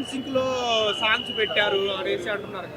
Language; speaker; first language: Telugu; native; Telugu